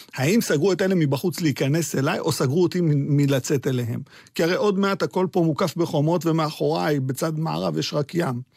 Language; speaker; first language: Hebrew; early bilingual, other home language; Arabic